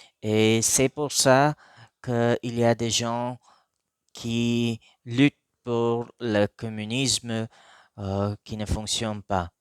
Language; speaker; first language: French; non-native, learner; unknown